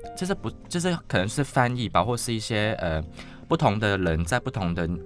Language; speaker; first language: Chinese; non-native, local second language; Cantonese